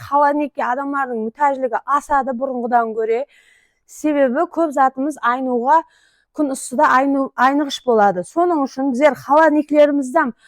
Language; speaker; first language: Uzbek; non-native, local second language; Kara-Kalpak